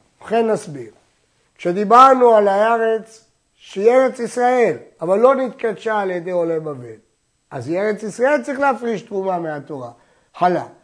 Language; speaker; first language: Hebrew; native; Hebrew